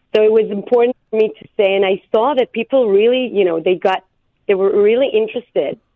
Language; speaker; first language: English; non-native, fluent; Hebrew